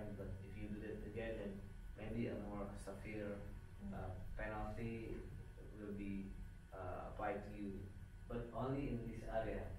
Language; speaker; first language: English; non-native, fluent; Indonesian